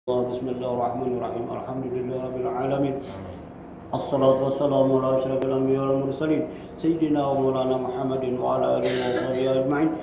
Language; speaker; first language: Arabic; non-native, fluent; Indonesian